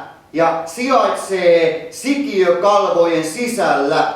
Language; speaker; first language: Finnish; native; Finnish